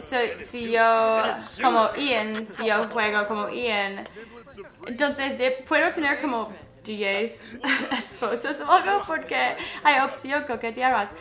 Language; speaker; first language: Spanish; non-native, learner; English